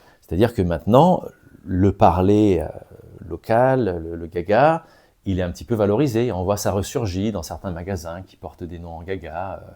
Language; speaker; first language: French; native; French